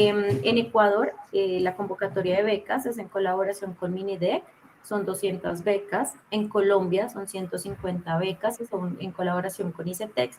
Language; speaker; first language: Spanish; native; Spanish